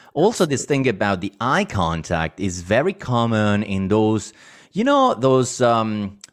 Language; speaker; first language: English; non-native, fluent; Italian